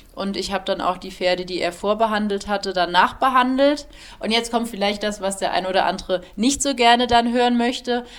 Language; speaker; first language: German; native; German